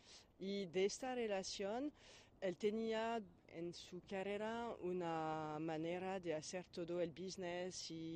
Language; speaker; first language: Spanish; non-native, fluent; French